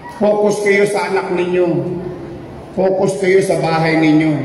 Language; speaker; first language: Filipino; native; Filipino